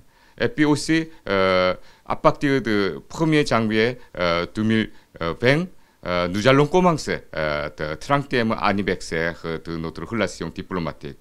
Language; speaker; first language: French; non-native, fluent; Korean